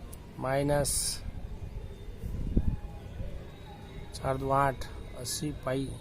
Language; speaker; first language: Hindi; native; Hindi